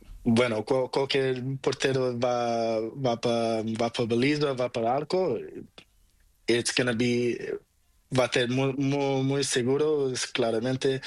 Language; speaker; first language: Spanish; non-native, learner; Portuguese